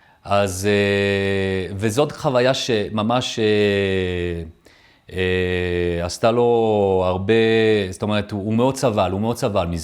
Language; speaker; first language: Hebrew; early bilingual, other home language; French